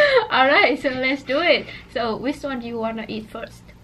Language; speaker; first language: English; non-native, learner; Vietnamese